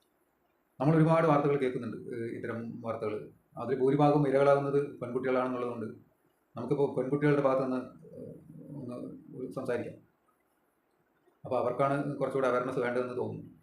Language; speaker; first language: Malayalam; native; Malayalam